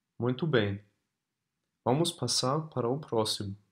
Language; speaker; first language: Portuguese; non-native, fluent; German